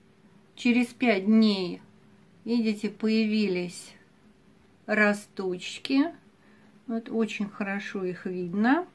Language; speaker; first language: Russian; native; Russian